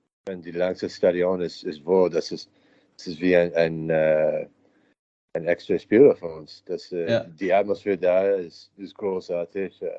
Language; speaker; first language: German; non-native, learner; English